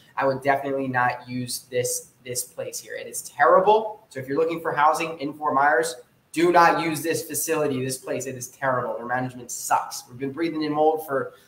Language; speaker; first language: English; native; English